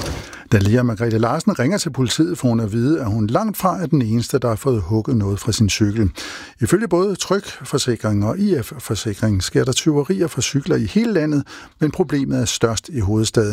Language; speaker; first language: Danish; native; Danish